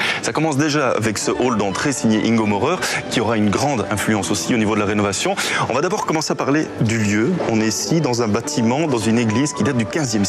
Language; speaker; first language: French; native; French